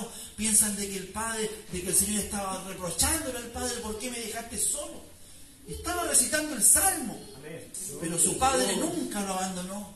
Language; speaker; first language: Spanish; native; Spanish